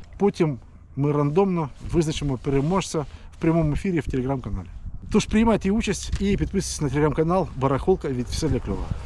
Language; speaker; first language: Ukrainian; non-native, local second language; Russian